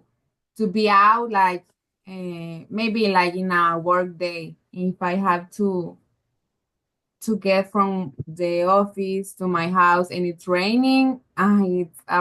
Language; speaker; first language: English; non-native, learner; Spanish